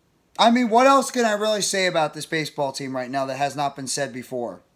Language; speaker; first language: English; native; English